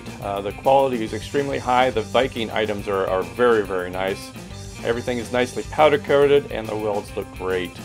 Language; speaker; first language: English; native; English